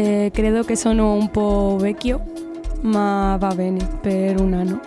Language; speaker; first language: Italian; non-native, learner; Spanish